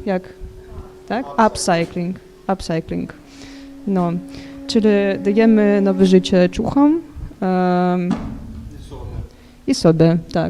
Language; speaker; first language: Polish; non-native, fluent; Ukrainian